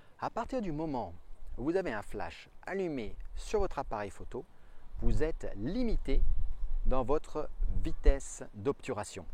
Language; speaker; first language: French; native; French